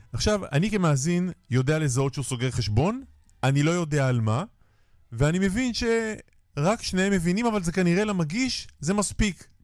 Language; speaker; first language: Hebrew; native; Hebrew